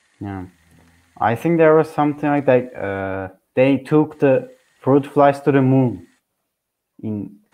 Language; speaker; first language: English; non-native, learner; Turkish